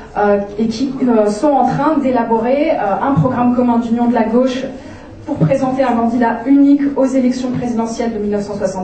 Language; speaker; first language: French; native; French